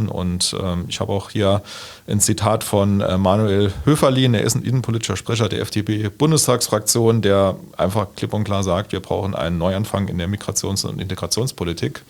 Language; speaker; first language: German; native; German